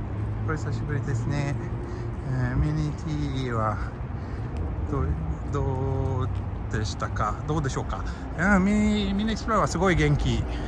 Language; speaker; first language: Japanese; non-native, fluent; Swedish